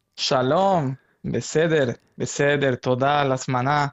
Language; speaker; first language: Hebrew; non-native, fluent; Spanish